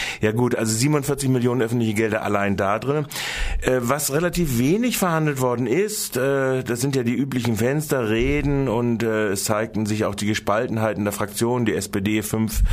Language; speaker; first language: German; native; German